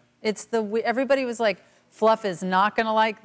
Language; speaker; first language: English; native; English